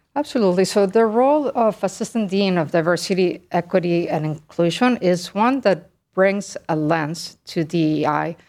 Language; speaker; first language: English; early bilingual, other home language; Spanish